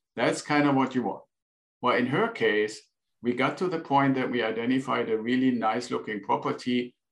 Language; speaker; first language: English; non-native, fluent; German